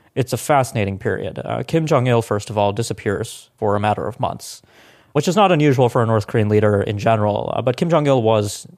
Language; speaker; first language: English; non-native, local second language; Hindi